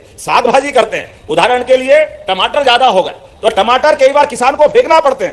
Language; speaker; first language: Hindi; native; Hindi